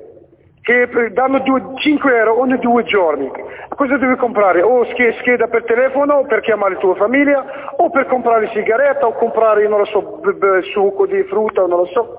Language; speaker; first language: Italian; non-native, learner; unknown